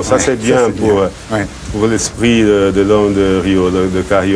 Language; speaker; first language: French; non-native, fluent; Portuguese